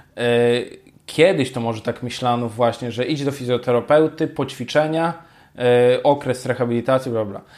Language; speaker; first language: Polish; native; Polish